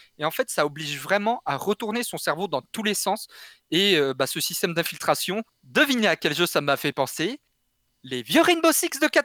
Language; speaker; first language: French; native; French